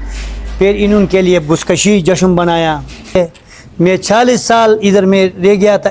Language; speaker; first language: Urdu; non-native, fluent; Persian